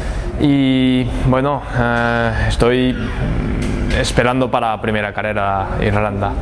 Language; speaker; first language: Spanish; non-native, learner; Japanese